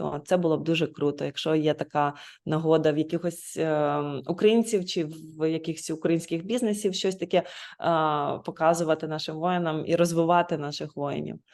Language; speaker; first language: Ukrainian; native; Ukrainian